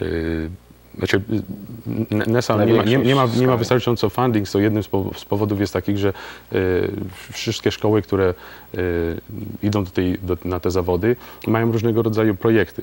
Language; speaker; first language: Polish; native; Polish